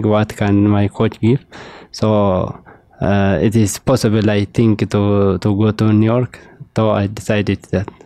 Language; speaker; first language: English; non-native, learner; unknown